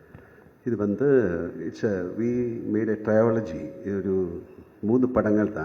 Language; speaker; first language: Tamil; non-native, local second language; Malayalam